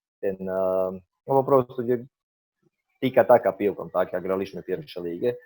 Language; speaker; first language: Polish; non-native, fluent; Croatian